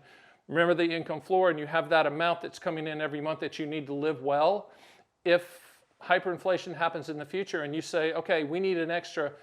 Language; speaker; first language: English; native; English